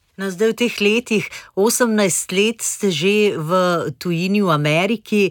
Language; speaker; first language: Slovenian; native; Slovenian